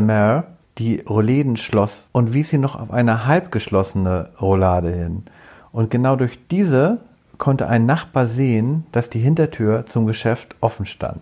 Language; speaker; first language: German; native; German